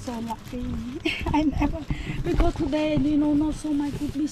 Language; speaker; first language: English; non-native, learner; Khmer